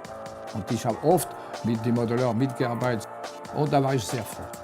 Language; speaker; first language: German; non-native, fluent; French